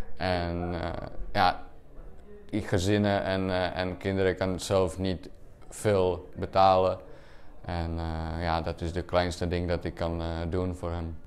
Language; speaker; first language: Dutch; non-native, learner; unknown